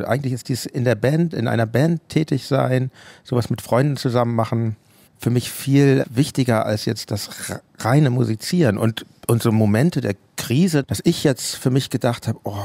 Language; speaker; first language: German; native; German